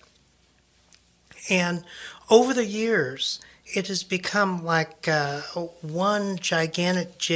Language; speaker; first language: English; native; English